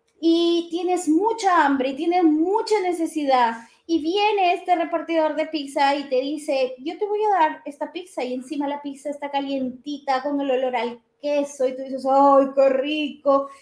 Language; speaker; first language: Spanish; native; Spanish